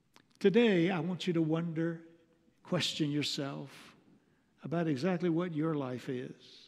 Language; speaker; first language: English; native; English